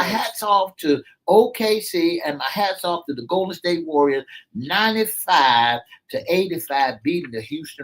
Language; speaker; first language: English; native; English